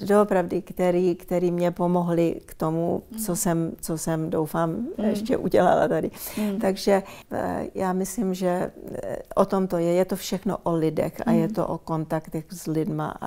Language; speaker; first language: Czech; early bilingual, heritage; Czech